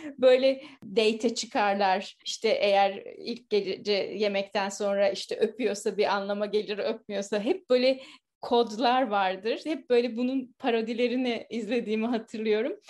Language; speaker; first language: Turkish; native; Turkish